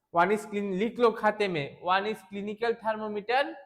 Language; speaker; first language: Hindi; non-native, local second language; Bangla